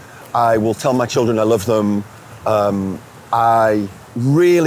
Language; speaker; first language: English; native; English